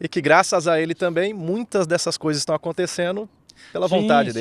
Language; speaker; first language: Portuguese; native; Portuguese